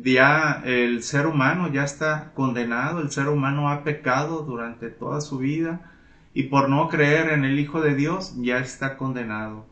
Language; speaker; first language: Spanish; native; Spanish